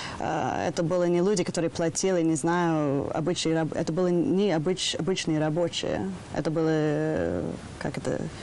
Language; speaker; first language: Russian; non-native, fluent; English